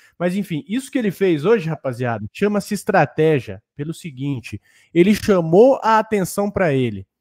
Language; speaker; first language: Portuguese; native; Portuguese